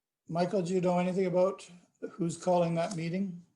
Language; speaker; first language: English; native; English